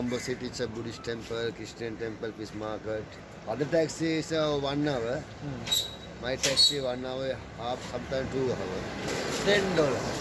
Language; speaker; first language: English; non-native, learner; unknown